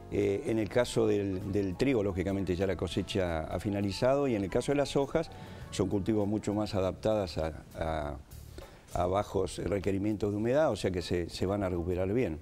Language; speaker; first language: Spanish; native; Spanish